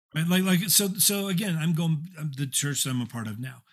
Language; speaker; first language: English; native; English